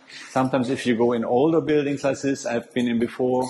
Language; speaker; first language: English; non-native, fluent; German